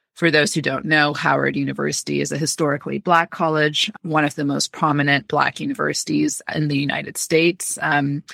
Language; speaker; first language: English; early bilingual, other home language; Amharic